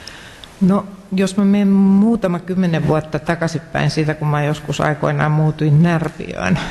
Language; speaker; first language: Finnish; native; Finnish